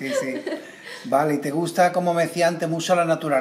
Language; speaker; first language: Spanish; native; Spanish